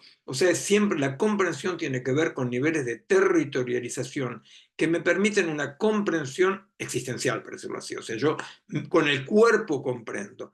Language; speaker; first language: Spanish; native; Spanish